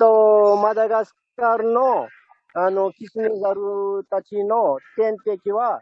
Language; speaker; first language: Japanese; non-native, fluent; Malagasy